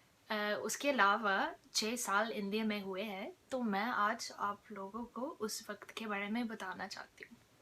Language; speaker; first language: Hindi; non-native, fluent; English